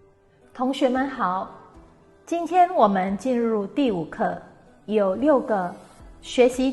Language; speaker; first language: Chinese; non-native, fluent; Indonesian